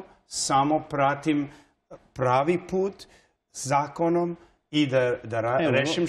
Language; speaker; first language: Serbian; early bilingual, heritage; English